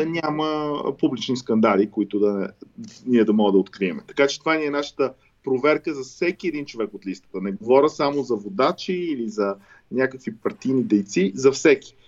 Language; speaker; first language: Bulgarian; native; Bulgarian